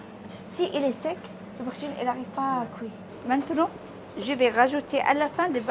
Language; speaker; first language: French; non-native, learner; Arabic